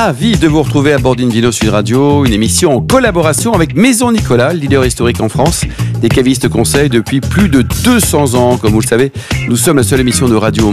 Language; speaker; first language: French; native; French